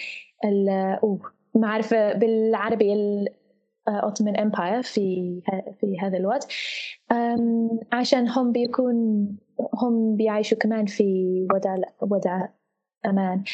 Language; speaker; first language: Arabic; non-native, fluent; English